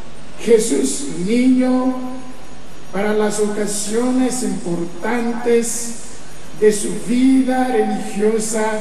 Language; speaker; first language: Spanish; non-native, fluent; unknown